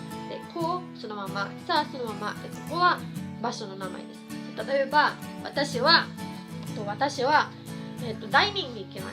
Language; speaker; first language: Japanese; non-native, fluent; Cebuano